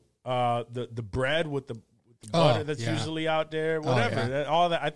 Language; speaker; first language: English; early bilingual, other home language; Spanish